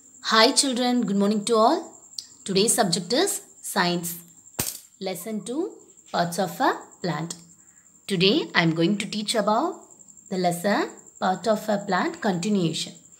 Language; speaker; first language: English; non-native, local second language; Tamil